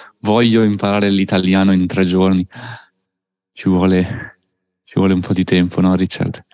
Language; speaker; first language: Italian; native; Italian